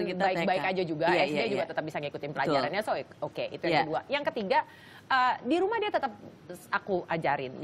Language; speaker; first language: Indonesian; native; Indonesian